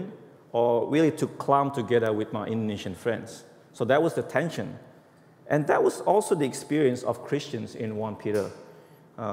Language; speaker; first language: English; non-native, fluent; Indonesian